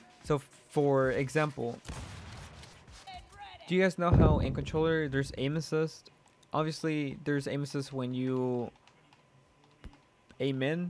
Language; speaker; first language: English; early bilingual, other home language; Spanish